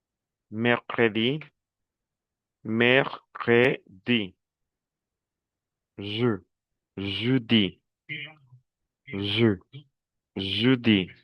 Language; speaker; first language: French; non-native, fluent; Spanish